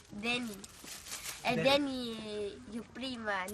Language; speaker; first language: Spanish; non-native, learner; Chinese